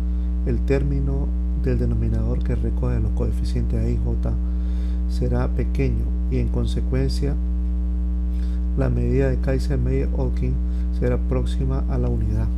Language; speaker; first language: Spanish; native; Spanish